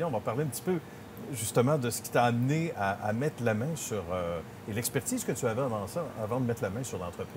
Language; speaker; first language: French; native; French